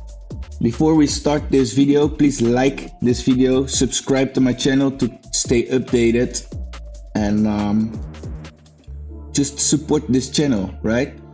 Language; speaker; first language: English; non-native, fluent; Dutch